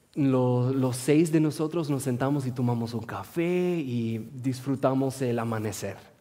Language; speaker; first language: Spanish; non-native, fluent; English